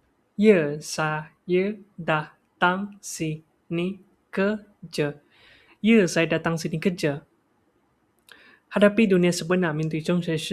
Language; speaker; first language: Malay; non-native, local second language; Chinese